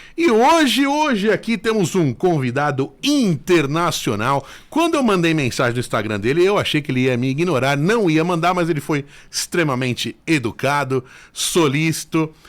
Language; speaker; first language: Portuguese; native; Portuguese